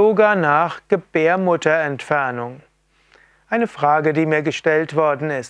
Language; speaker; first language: German; non-native, fluent; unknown